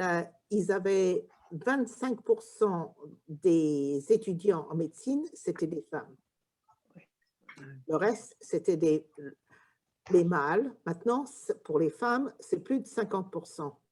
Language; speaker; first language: French; early bilingual, heritage; English